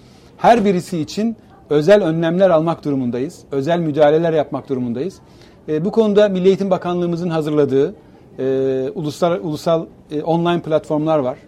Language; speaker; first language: Turkish; native; Turkish